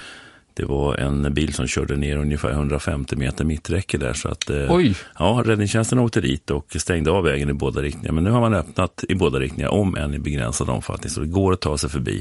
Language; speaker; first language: Swedish; native; Swedish